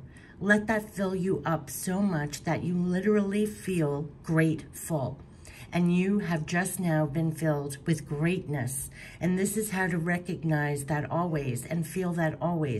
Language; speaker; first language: English; native; English